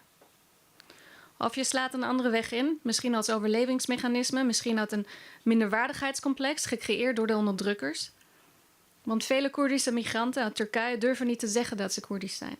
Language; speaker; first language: Dutch; early bilingual, other home language; Kurdish